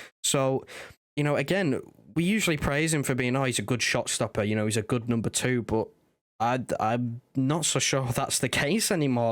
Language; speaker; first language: English; native; English